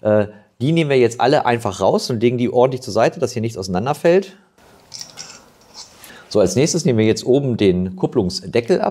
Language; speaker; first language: German; native; German